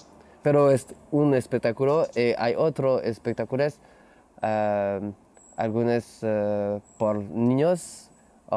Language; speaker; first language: Spanish; non-native, learner; French